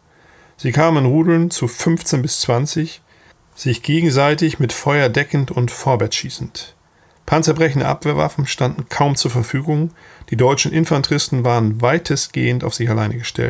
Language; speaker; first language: German; native; German